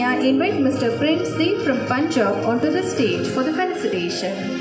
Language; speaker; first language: English; non-native, local second language; Tamil